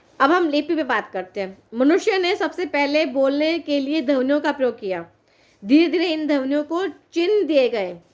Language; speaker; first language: Hindi; native; Hindi